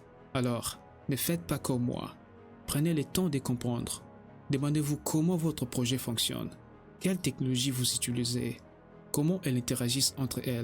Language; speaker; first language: French; native; French